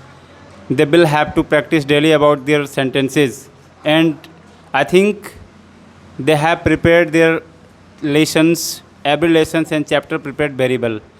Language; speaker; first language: English; non-native, learner; Hindi